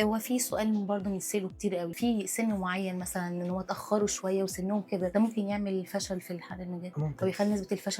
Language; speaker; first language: Arabic; native; Arabic